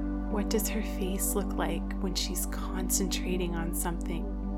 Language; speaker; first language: English; native; English